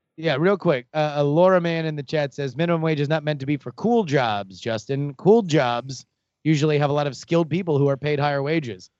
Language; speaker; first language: English; native; English